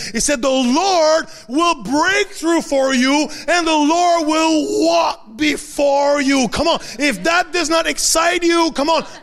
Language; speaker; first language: English; non-native, fluent; French